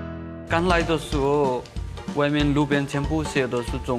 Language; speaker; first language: Chinese; non-native, learner; Nepali